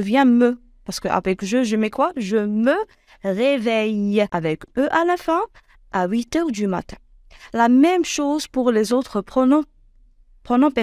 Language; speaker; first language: French; non-native, local second language; Arabic